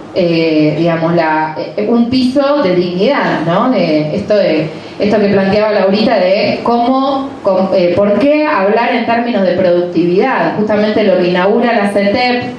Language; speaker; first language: Spanish; native; Spanish